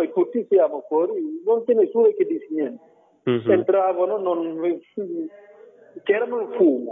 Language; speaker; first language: Italian; non-native, learner; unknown